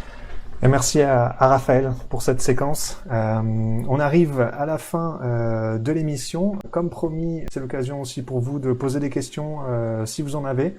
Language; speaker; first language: French; native; French